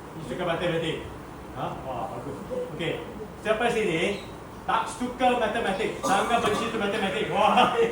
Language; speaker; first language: Malay; non-native, local second language; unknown